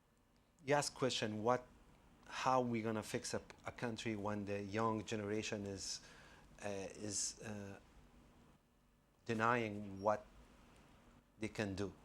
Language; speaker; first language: English; non-native, fluent; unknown